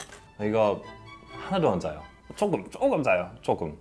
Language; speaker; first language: Korean; non-native, fluent; English